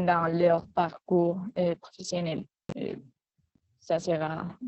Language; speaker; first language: French; non-native, fluent; Spanish